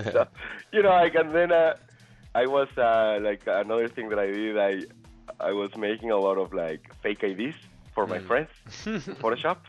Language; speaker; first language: English; non-native, fluent; Spanish